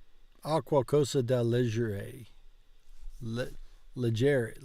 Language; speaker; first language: Italian; non-native, learner; English